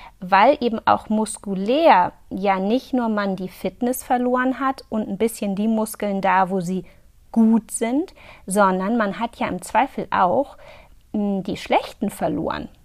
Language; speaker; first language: German; native; German